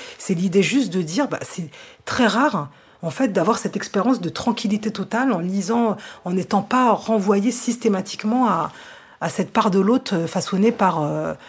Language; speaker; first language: French; native; French